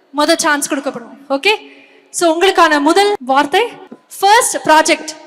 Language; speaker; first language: Tamil; native; Tamil